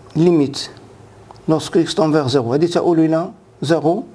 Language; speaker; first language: French; non-native, local second language; Arabic